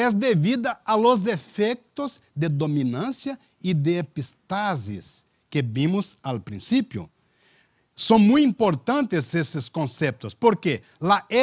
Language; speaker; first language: Spanish; non-native, learner; Portuguese